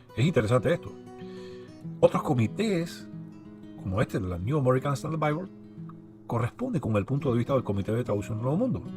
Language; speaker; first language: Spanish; native; Spanish